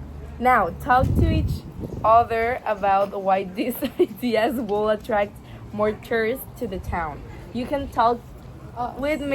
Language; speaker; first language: English; non-native, learner; Spanish